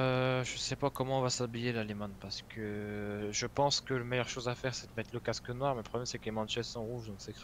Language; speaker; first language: French; native; French